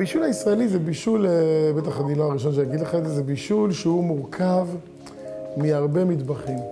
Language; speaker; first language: Hebrew; native; Hebrew